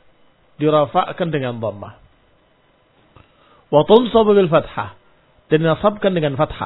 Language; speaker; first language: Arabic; non-native, fluent; Indonesian